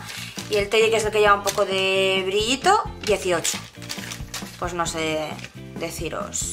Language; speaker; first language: Spanish; native; Spanish